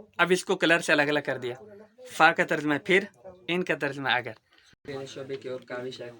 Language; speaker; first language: Urdu; native; Urdu